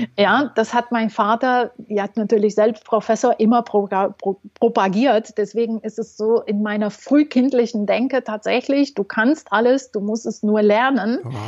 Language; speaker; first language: German; non-native, fluent; Romanian